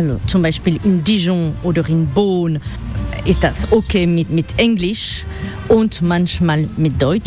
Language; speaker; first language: German; non-native, fluent; French